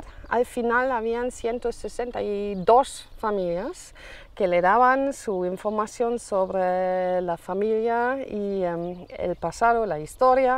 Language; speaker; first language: Spanish; non-native, fluent; German